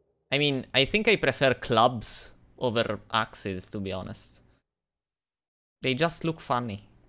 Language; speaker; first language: English; non-native, fluent; Italian